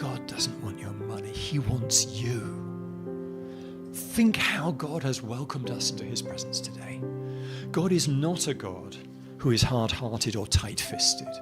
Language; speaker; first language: English; native; English